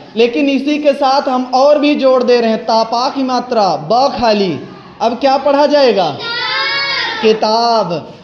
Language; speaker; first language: Hindi; native; Hindi